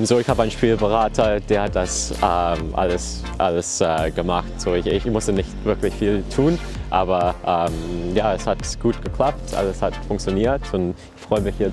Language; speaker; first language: German; early bilingual, heritage; German